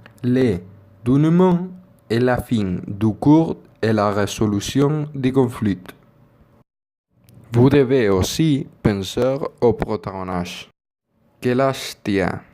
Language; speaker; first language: French; non-native, learner; Spanish